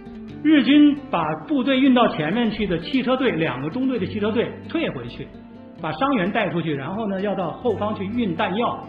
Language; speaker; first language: Chinese; native; Chinese